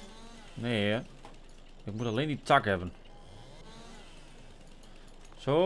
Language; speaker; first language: Dutch; native; Dutch